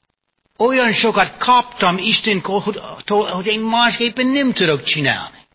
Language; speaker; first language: Hungarian; non-native, fluent; English